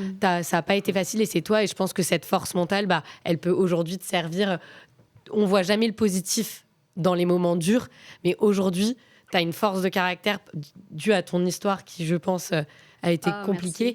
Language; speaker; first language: French; native; French